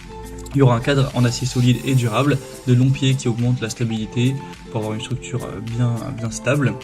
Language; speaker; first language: French; native; French